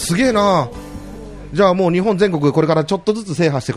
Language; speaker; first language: Japanese; native; Japanese